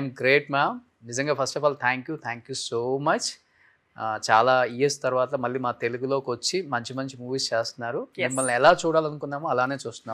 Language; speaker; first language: Telugu; native; Telugu